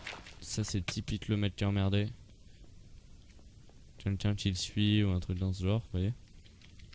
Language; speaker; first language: French; native; French